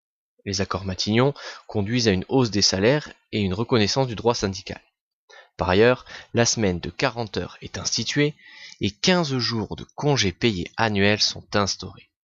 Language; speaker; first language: French; native; French